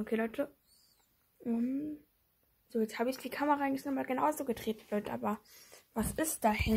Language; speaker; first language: German; native; German